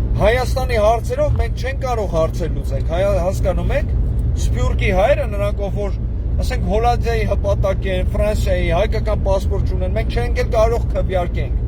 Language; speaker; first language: Armenian; native; Armenian